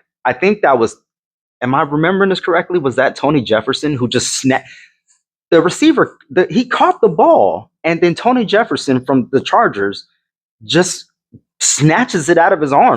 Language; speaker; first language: English; native; English